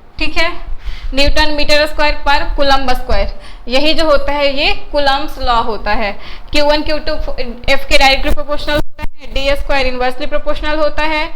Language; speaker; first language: Hindi; native; Hindi